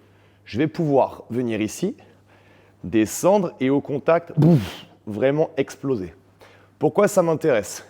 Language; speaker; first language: French; native; French